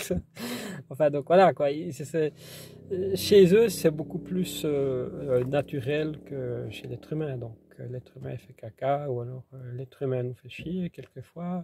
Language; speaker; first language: French; native; French